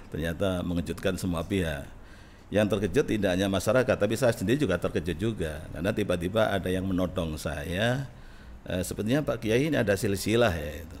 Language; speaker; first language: Indonesian; native; Indonesian